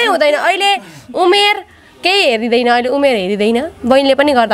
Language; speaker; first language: Nepali; native; Nepali